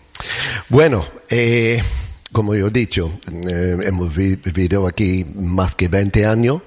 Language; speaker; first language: Spanish; non-native, learner; English